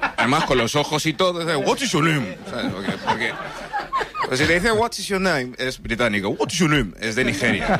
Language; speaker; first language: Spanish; early bilingual, other home language; English